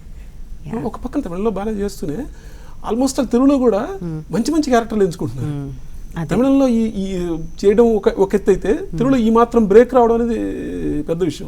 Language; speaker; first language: Telugu; native; Telugu